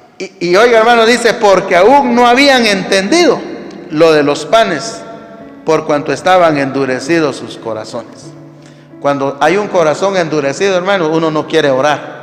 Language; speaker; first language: Spanish; native; Spanish